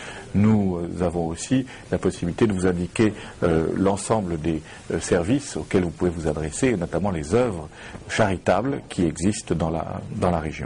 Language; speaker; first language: French; native; French